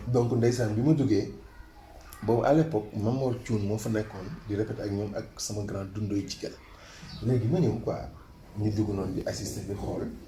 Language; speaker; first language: Wolof; native; Wolof